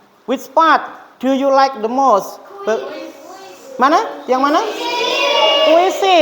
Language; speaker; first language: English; non-native, fluent; Indonesian